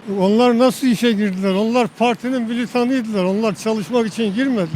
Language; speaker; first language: Turkish; non-native, local second language; Kurdish